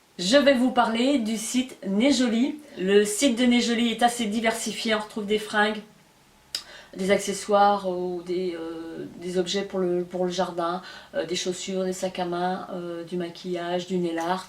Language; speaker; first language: French; native; French